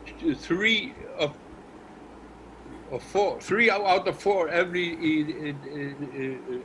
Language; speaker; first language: English; non-native, learner; Icelandic